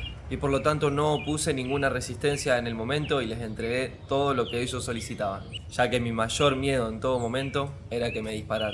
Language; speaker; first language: Spanish; native; Spanish